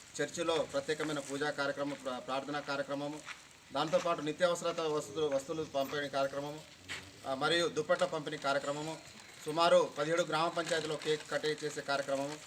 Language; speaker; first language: Telugu; native; Telugu